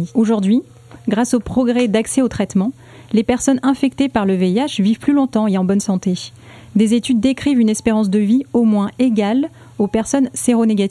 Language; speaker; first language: French; native; French